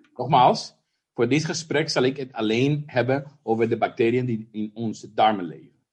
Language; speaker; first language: Dutch; non-native, fluent; Spanish